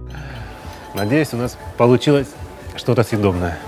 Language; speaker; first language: Russian; native; Russian